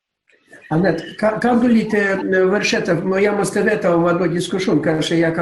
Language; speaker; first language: Swedish; non-native, learner; Russian